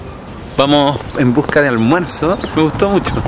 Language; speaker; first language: Spanish; native; Spanish